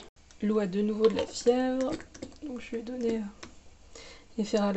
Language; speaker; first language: French; native; French